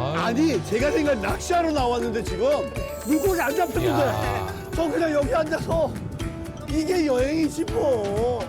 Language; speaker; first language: Korean; native; Korean